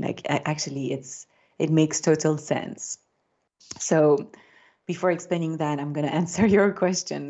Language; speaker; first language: English; non-native, fluent; French